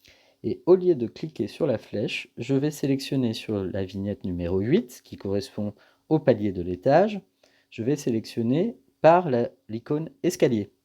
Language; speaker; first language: French; native; French